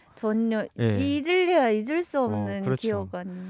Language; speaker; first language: Korean; native; Korean